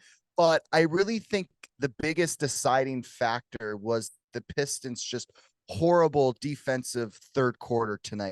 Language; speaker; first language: English; native; English